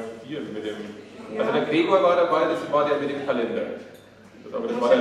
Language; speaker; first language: German; native; German